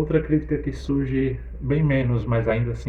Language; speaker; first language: Portuguese; native; Portuguese